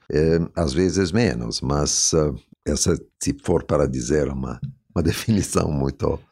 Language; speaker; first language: Portuguese; non-native, fluent; Italian